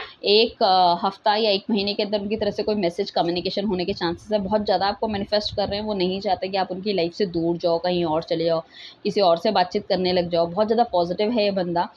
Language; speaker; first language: Hindi; native; Hindi